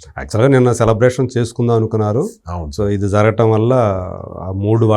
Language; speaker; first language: Telugu; native; Telugu